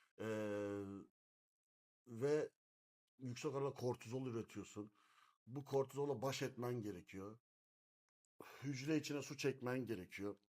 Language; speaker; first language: Turkish; native; Turkish